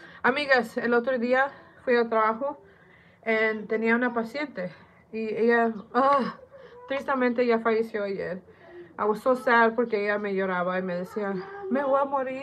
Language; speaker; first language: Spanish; early bilingual, heritage; Spanish